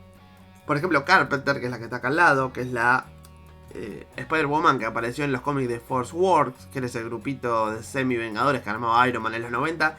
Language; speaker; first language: Spanish; native; Spanish